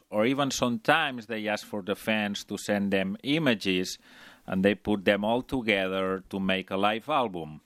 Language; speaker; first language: English; non-native, fluent; Spanish